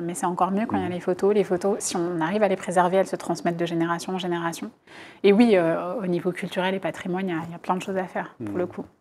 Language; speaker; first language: French; native; French